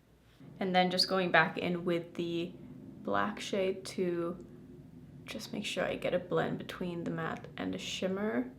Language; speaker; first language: English; native; English